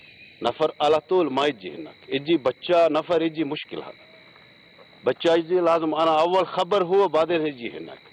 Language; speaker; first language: Arabic; non-native, learner; Urdu